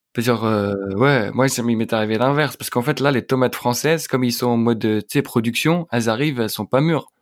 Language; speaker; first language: French; non-native, local second language; Arabic